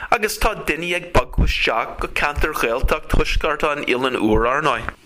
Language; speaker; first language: Irish; non-native, fluent; English